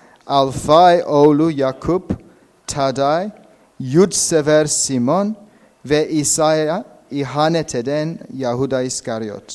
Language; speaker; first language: Turkish; non-native, fluent; English